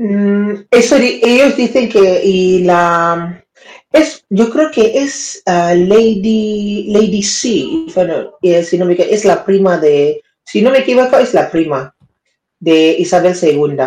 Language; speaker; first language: Spanish; non-native, learner; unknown